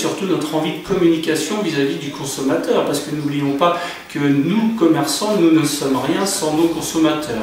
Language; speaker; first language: French; native; French